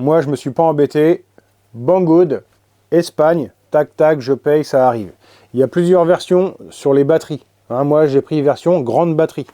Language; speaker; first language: French; native; French